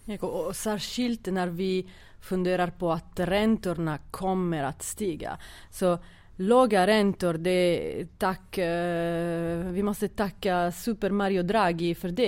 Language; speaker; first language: Swedish; non-native, fluent; Italian